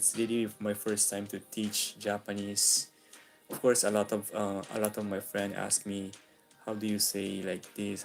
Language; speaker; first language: English; non-native, local second language; Filipino